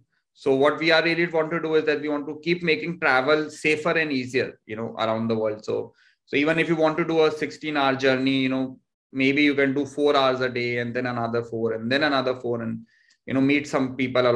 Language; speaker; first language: English; non-native, local second language; Hindi